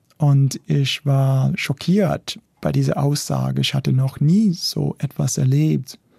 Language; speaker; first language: German; non-native, fluent; English